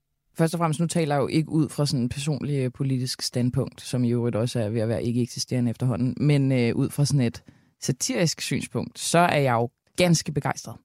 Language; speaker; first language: Danish; native; Danish